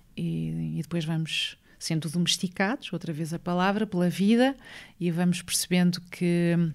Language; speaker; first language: Portuguese; native; Portuguese